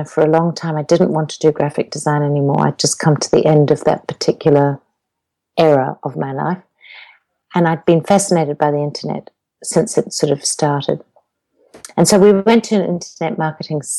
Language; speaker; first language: English; native; English